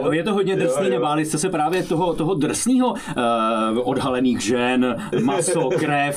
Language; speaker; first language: Czech; native; Czech